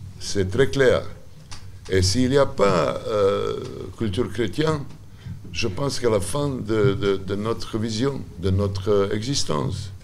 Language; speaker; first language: French; non-native, learner; Serbian